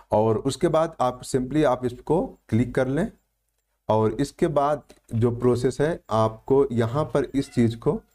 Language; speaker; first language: Hindi; native; Hindi